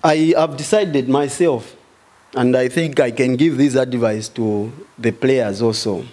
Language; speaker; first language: English; non-native, local second language; Swahili